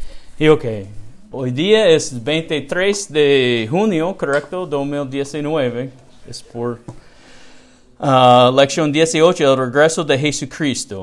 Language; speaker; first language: Spanish; non-native, learner; English